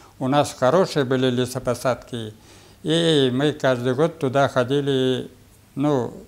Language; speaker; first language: Russian; non-native, local second language; Bashkir